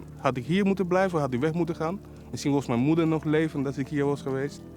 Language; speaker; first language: Dutch; early bilingual, other home language; Spanish